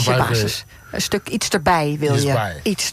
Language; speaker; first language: Dutch; native; Dutch